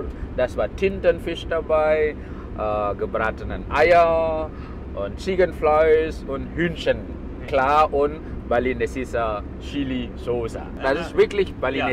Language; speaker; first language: German; non-native, fluent; Balinese